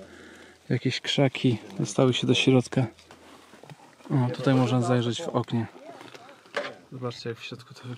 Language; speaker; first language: Polish; native; Polish